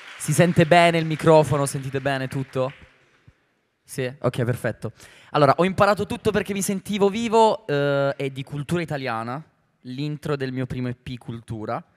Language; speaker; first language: Italian; native; Italian